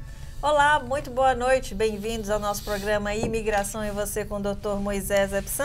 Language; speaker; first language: Portuguese; native; Portuguese